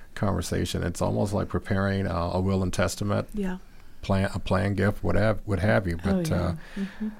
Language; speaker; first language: English; native; English